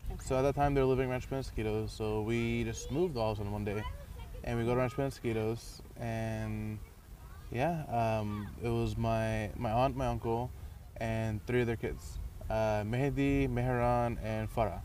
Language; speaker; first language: English; early bilingual, other home language; Persian